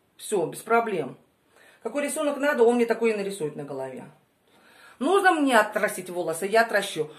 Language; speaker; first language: Russian; native; Russian